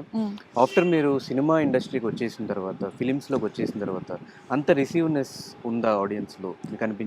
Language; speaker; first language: Telugu; native; Telugu